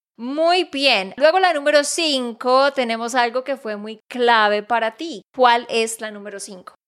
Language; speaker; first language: Spanish; native; Spanish